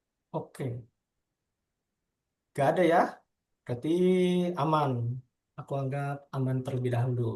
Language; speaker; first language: Indonesian; native; Indonesian